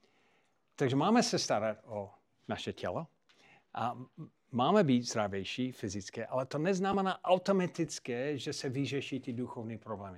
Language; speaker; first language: Czech; non-native, fluent; English